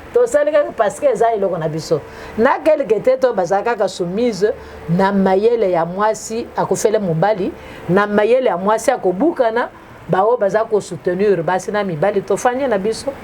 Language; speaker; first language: Lingala; non-native, local second language; Luba-Lulua